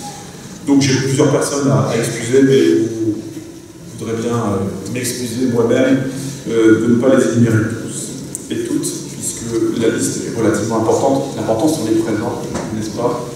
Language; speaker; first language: French; native; French